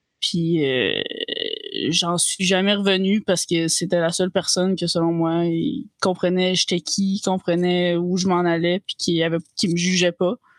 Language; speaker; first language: French; native; French